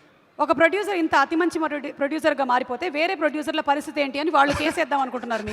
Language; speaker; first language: Telugu; native; Telugu